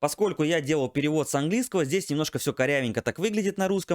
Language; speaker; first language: Russian; native; Russian